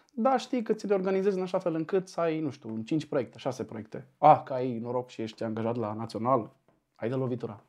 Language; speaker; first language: Romanian; native; Romanian